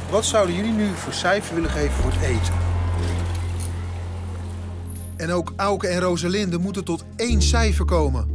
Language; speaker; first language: Dutch; native; Dutch